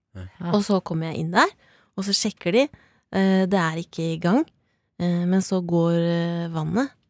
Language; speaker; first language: Norwegian; native; Norwegian